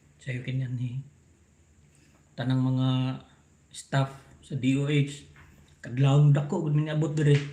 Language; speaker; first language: Cebuano; native; Cebuano